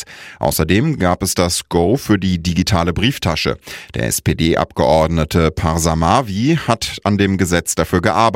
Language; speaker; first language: German; native; German